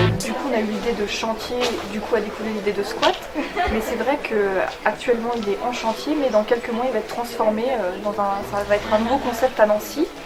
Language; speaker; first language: French; native; French